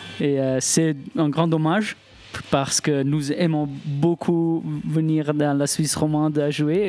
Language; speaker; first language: French; non-native, local second language; Italian